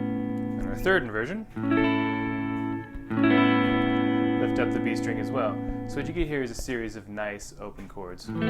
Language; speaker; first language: English; native; English